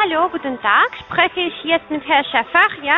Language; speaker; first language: German; non-native, fluent; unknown